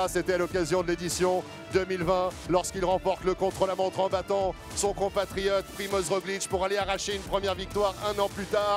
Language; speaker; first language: French; native; French